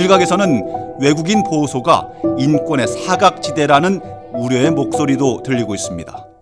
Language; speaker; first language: Korean; native; Korean